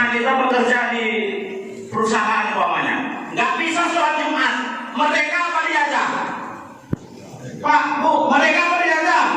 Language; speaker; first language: Indonesian; non-native, local second language; Minangkabau